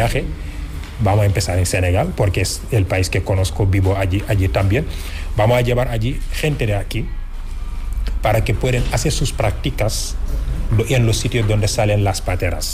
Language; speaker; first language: Spanish; non-native, fluent; Wolof